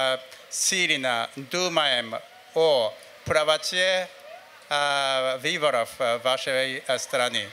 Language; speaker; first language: Russian; non-native, fluent; Japanese